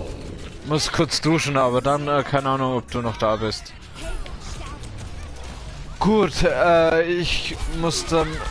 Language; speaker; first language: German; native; German